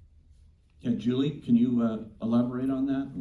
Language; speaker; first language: English; native; English